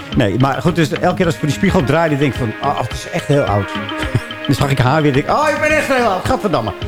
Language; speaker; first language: Dutch; native; Dutch